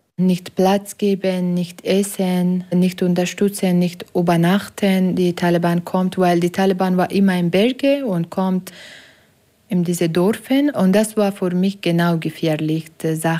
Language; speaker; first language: German; non-native, learner; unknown